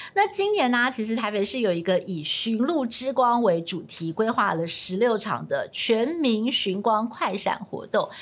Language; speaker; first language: Chinese; native; Chinese